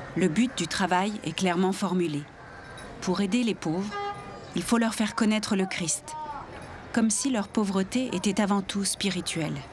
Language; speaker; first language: French; native; French